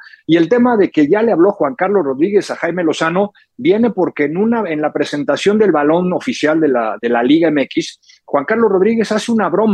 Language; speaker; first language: Spanish; native; Spanish